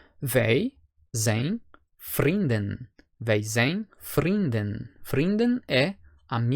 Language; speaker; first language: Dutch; non-native, fluent; Portuguese